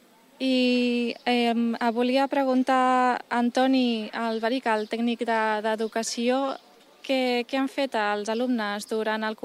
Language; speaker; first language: Catalan; native; Catalan